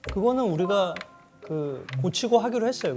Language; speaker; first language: Korean; native; Korean